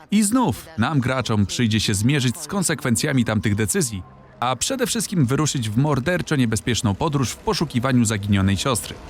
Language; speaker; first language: Polish; native; Polish